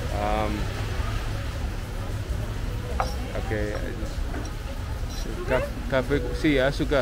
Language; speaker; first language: Spanish; non-native, learner; English